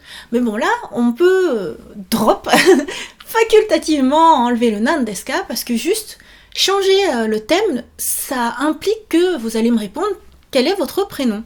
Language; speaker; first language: French; native; French